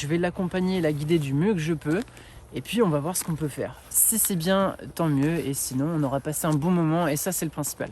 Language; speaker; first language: French; native; French